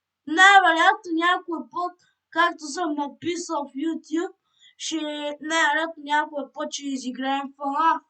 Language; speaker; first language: Bulgarian; native; Bulgarian